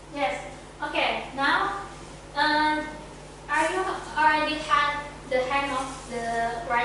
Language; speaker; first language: English; non-native, fluent; Indonesian